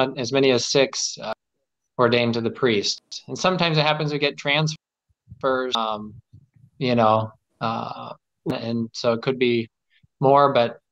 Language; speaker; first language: English; native; English